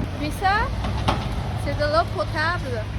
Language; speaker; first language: French; non-native, learner; Chinese